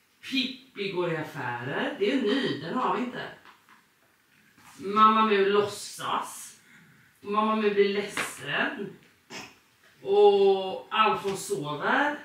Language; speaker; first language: Swedish; native; Swedish